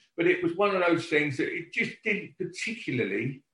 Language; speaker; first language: English; native; English